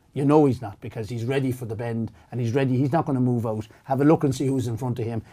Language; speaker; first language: English; native; English